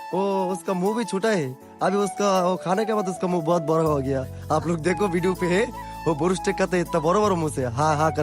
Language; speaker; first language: Hindi; non-native, fluent; Bangla